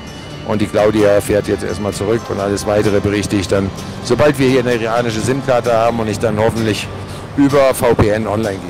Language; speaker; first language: German; native; German